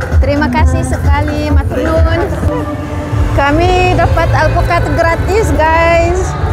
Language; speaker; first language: Indonesian; non-native, fluent; Arabic